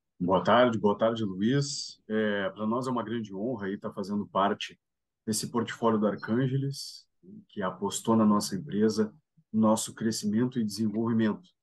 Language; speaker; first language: Portuguese; native; Portuguese